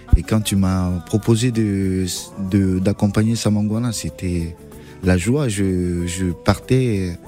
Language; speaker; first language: French; non-native, local second language; Dyula